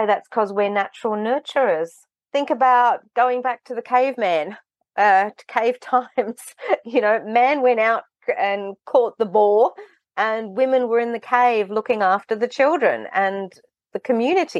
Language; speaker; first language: English; native; English